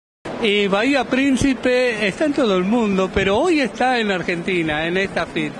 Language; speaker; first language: Spanish; native; Spanish